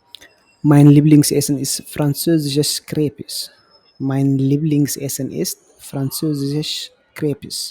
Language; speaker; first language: German; non-native, fluent; Tigrinya